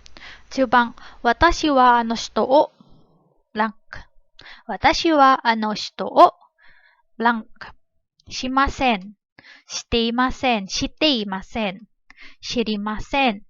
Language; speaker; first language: Japanese; non-native, fluent; Filipino